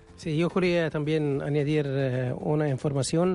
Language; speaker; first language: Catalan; non-native, learner; Arabic